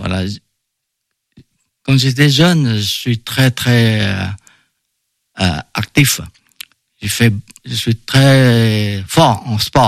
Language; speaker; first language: French; non-native, fluent; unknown